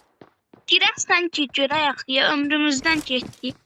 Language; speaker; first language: Turkish; non-native, learner; Azerbaijani